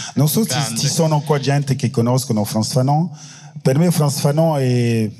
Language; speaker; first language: Italian; non-native, fluent; French